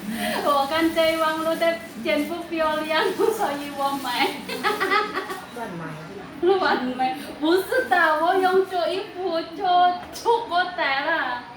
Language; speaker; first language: Chinese; non-native, learner; Indonesian